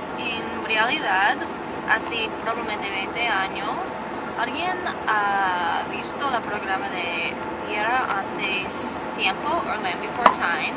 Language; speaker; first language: Spanish; non-native, learner; English